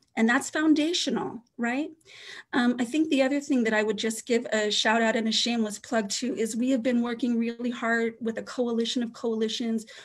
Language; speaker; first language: English; native; English